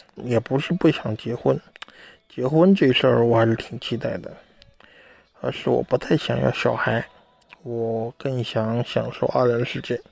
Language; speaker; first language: Chinese; native; Chinese